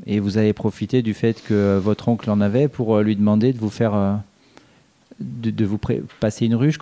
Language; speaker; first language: French; native; French